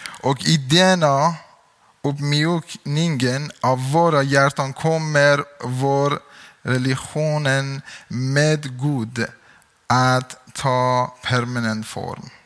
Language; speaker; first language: Swedish; non-native, learner; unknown